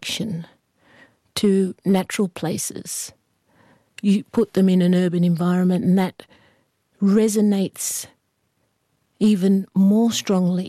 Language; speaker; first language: English; native; English